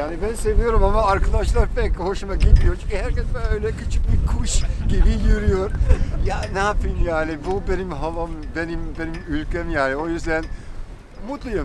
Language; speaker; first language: Turkish; non-native, fluent; Dutch